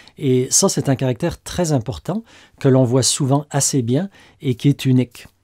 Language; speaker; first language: French; native; French